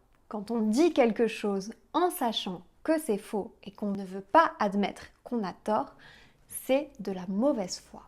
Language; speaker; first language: French; native; French